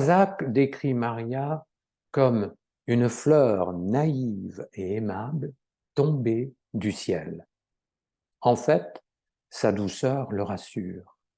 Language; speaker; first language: French; native; French